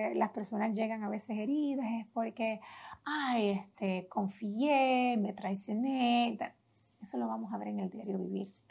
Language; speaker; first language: Spanish; native; Spanish